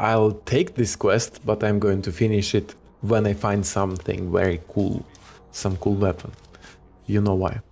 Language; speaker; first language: English; non-native, fluent; Ukrainian